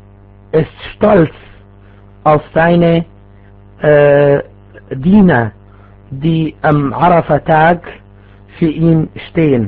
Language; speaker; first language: German; non-native, fluent; Arabic